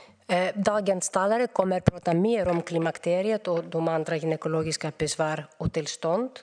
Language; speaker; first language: Swedish; non-native, fluent; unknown